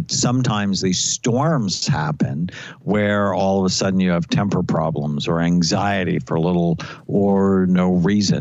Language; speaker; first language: English; native; English